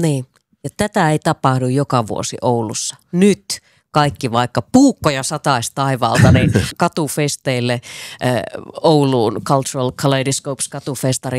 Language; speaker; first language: Finnish; native; Finnish